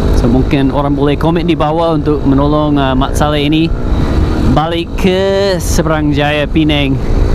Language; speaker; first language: Malay; non-native, fluent; English